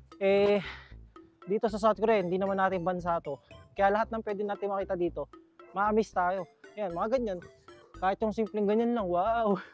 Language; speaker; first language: Filipino; native; Filipino